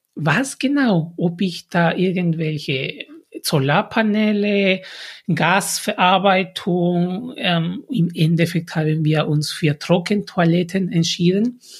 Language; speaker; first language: German; non-native, fluent; Spanish